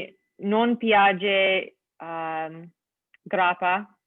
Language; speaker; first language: Italian; non-native, learner; English